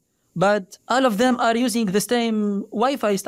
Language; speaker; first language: English; non-native, fluent; Arabic